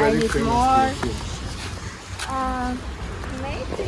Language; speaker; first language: English; non-native, learner; Russian